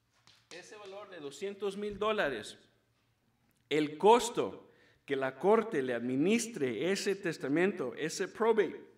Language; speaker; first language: Spanish; early bilingual, heritage; Spanish